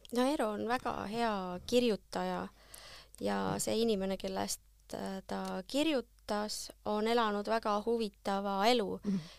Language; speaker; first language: Estonian; native; Estonian